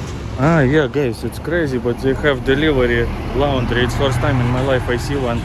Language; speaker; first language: English; non-native, fluent; Russian